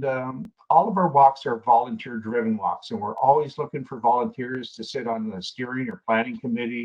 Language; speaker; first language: English; native; English